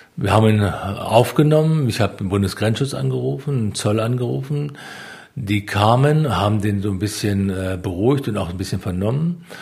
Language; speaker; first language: German; native; German